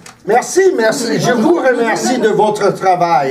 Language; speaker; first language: French; early bilingual, heritage; English